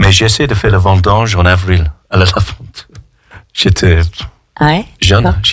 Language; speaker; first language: French; non-native, fluent; English